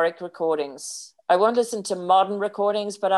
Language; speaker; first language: English; native; English